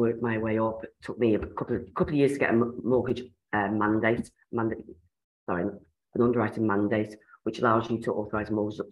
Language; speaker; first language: English; native; English